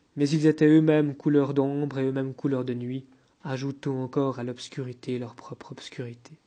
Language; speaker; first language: French; native; French